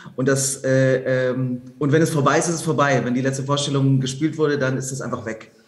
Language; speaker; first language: German; native; German